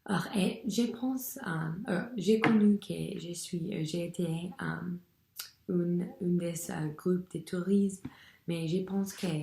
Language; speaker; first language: French; non-native, learner; English